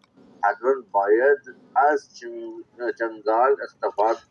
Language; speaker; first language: Persian; non-native, learner; Urdu